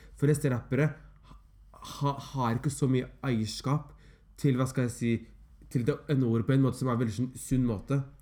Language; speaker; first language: Norwegian; early bilingual, other home language; Somali